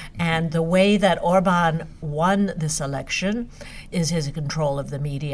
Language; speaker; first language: English; non-native, fluent; Hungarian